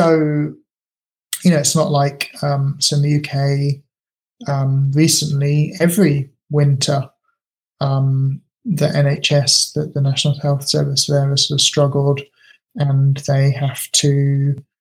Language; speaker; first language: English; native; English